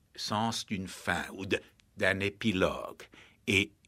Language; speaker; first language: French; native; French